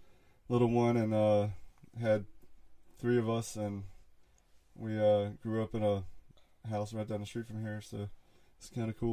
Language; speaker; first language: English; native; English